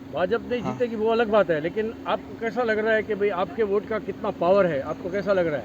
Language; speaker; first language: Hindi; non-native, local second language; Gujarati